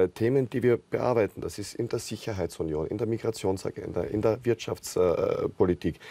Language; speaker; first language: German; native; German